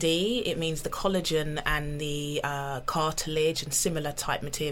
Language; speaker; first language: English; native; English